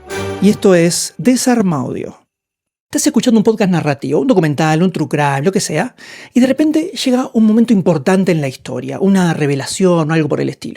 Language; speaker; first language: Spanish; native; Spanish